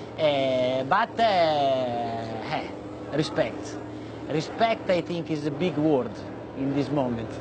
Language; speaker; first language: English; non-native, learner; Italian